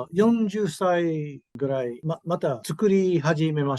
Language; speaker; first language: Japanese; non-native, learner; English